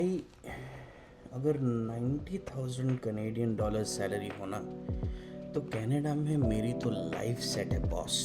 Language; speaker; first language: Hindi; native; Hindi